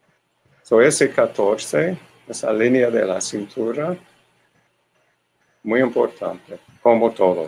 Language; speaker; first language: Spanish; non-native, learner; English